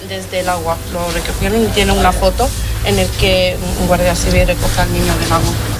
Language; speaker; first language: Spanish; non-native, fluent; Italian